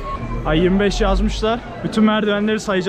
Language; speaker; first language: Turkish; native; Turkish